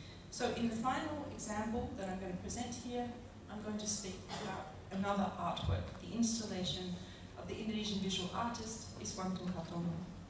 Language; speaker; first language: English; native; English